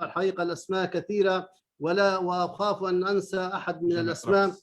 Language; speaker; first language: Arabic; native; Arabic